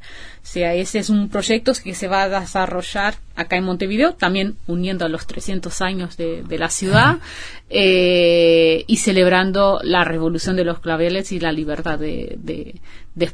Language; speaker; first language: Spanish; non-native, fluent; Portuguese